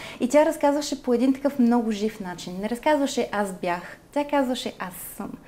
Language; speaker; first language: Bulgarian; early bilingual, heritage; Bulgarian